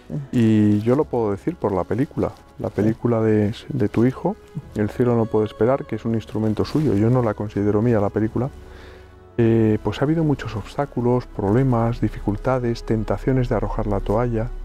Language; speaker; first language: Spanish; native; Spanish